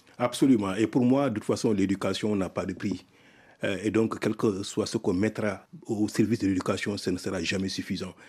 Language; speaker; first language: French; non-native, local second language; Soninke